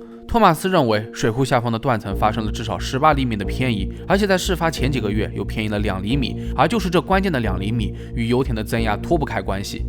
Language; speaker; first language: Chinese; native; Chinese